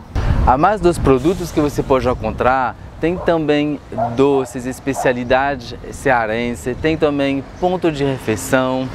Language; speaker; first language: Portuguese; non-native, fluent; French